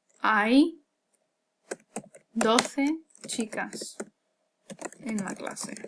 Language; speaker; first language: Spanish; non-native, fluent; English